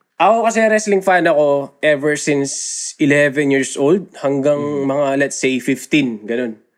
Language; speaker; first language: Filipino; native; Filipino